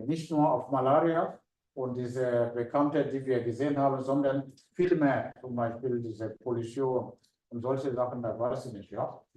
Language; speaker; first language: German; non-native, fluent; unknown